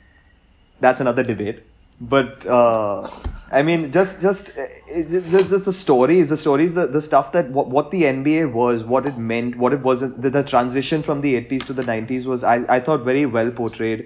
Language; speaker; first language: English; non-native, local second language; Hindi